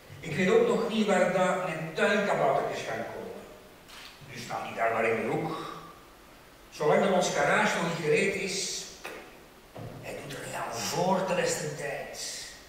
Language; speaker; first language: Dutch; native; Dutch